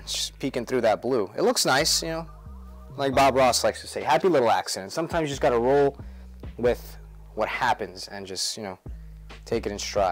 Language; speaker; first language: English; native; English